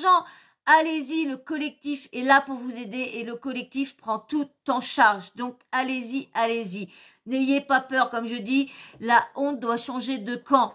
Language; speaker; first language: French; native; French